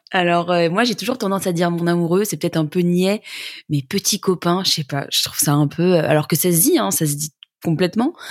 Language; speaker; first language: French; native; French